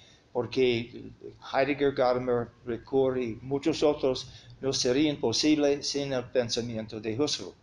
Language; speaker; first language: Spanish; non-native, fluent; English